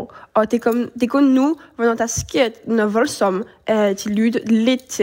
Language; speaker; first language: Danish; early bilingual, heritage; Danish